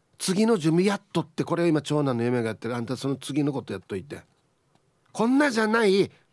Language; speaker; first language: Japanese; native; Japanese